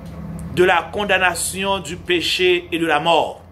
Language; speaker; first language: French; non-native, local second language; Haitian Creole